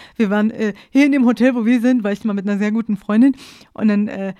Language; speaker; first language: German; early bilingual, other home language; Persian